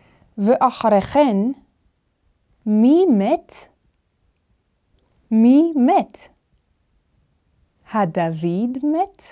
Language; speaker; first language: Hebrew; non-native, fluent; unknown